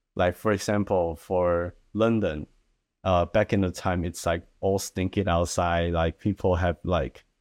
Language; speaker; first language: English; early bilingual, other home language; Chinese